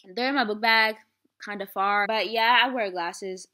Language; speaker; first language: English; native; English